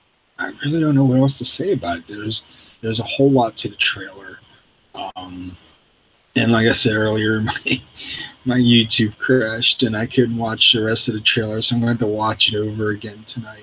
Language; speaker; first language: English; native; English